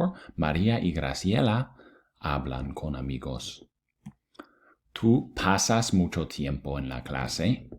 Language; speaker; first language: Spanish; non-native, fluent; English